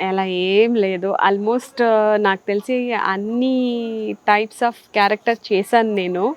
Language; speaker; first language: Telugu; non-native, fluent; Tamil